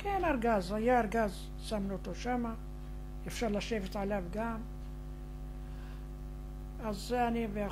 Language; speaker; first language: Hebrew; non-native, fluent; Arabic